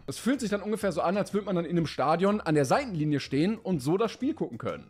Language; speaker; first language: German; native; German